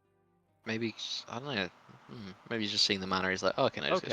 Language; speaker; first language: English; native; English